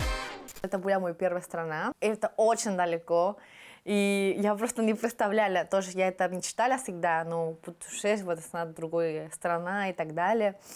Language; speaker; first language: Russian; non-native, fluent; Spanish